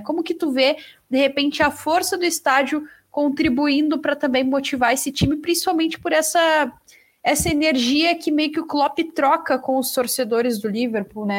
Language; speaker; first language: Portuguese; native; Portuguese